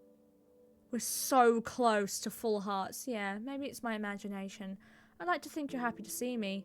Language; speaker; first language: English; native; English